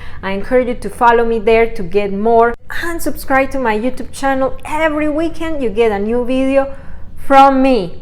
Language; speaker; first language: English; non-native, fluent; Spanish